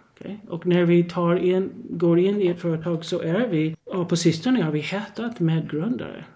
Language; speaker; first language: Swedish; non-native, fluent; English